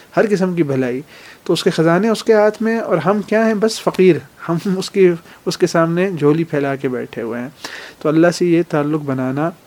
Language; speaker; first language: Urdu; native; Urdu